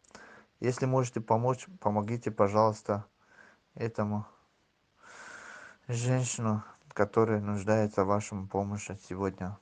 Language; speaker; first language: Russian; non-native, learner; Tajik